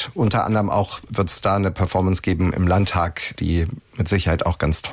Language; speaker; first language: German; native; German